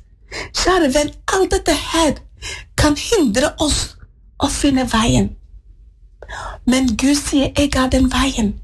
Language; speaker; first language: Norwegian; non-native, fluent; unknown